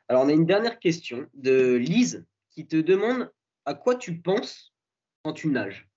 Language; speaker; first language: French; native; French